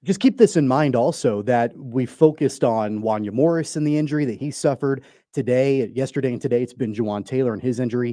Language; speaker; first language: English; native; English